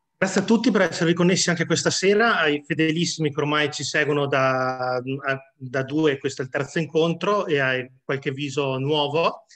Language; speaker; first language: Italian; native; Italian